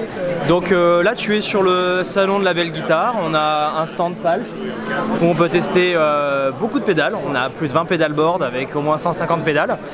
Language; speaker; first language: French; native; French